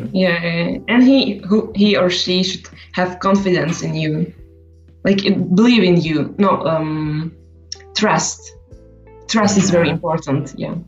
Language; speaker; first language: English; non-native, fluent; Slovak